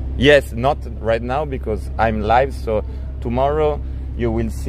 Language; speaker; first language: English; non-native, learner; Italian